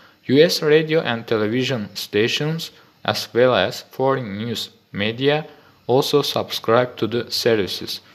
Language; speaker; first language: English; non-native, fluent; Azerbaijani